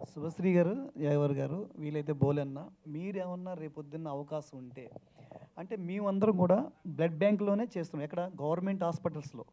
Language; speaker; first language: Telugu; native; Telugu